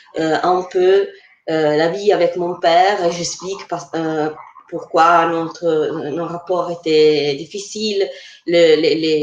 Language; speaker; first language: French; non-native, fluent; Italian